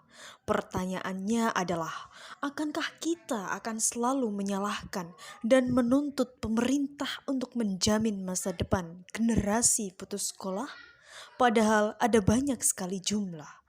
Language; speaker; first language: Indonesian; native; Indonesian